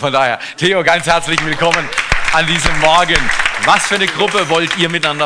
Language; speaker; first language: German; native; German